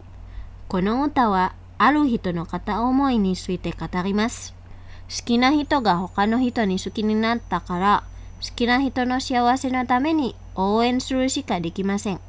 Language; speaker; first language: Japanese; non-native, fluent; Indonesian